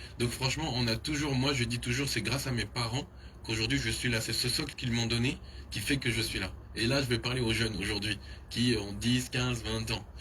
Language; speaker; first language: French; early bilingual, other home language; Haitian Creole